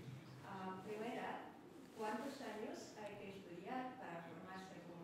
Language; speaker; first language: Spanish; non-native, fluent; Russian